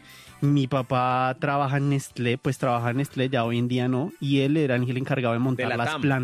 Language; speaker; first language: Spanish; native; Spanish